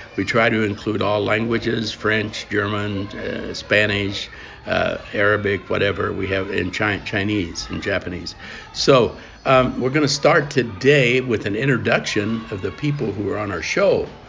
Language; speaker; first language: English; native; English